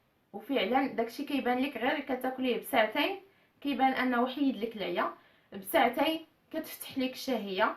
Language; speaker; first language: Arabic; native; Arabic